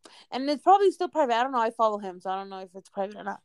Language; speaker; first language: English; early bilingual, other home language; Spanish